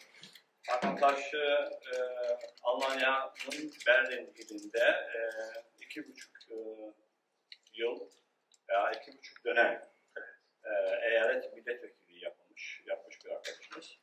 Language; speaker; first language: Turkish; native; Turkish